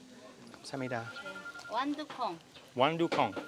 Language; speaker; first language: Korean; non-native, learner; English